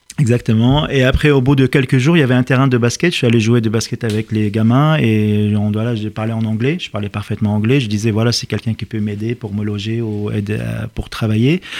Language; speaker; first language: French; non-native, fluent; Arabic